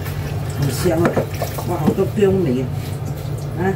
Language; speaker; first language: Chinese; non-native, local second language; Cantonese